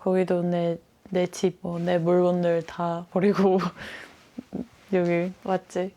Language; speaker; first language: Korean; non-native, fluent; Dutch